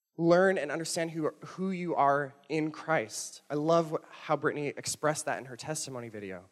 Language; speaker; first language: English; native; English